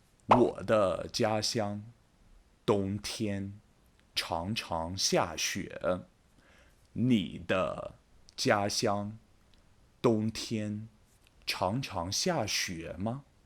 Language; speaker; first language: Chinese; non-native, fluent; English